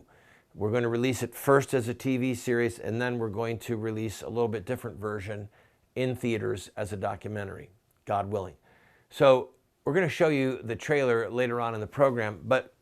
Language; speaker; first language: English; native; English